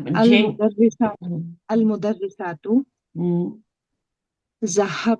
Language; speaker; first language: Arabic; non-native, learner; Urdu